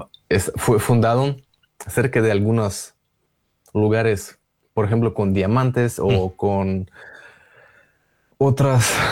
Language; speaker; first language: Spanish; non-native, fluent; Russian